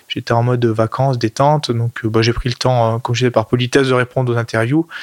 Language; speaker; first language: French; native; French